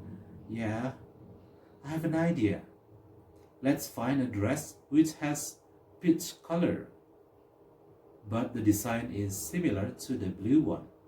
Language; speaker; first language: English; non-native, fluent; Indonesian